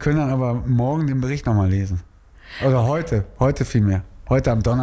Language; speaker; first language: German; native; German